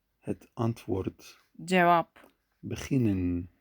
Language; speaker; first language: Dutch; non-native, learner; Turkish